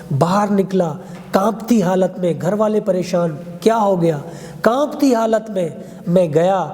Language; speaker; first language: Urdu; non-native, local second language; Pashto